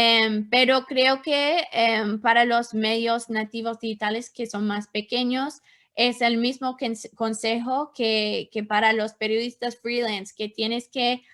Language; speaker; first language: Spanish; non-native, fluent; English